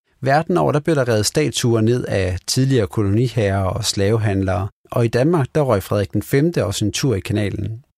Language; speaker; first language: Danish; native; Danish